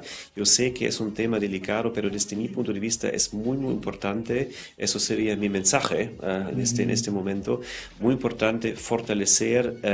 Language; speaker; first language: Spanish; non-native, fluent; German